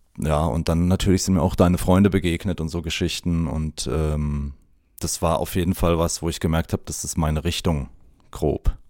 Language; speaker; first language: German; native; German